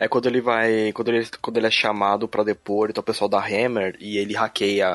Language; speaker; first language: Portuguese; native; Portuguese